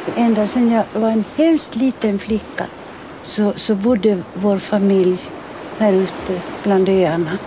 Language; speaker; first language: Swedish; native; Swedish